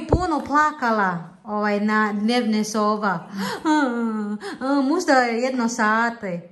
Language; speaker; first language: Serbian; non-native, learner; Filipino